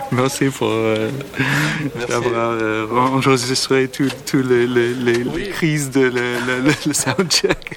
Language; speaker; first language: French; non-native, learner; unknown